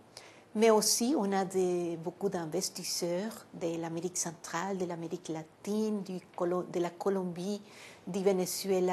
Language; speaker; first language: French; non-native, fluent; Spanish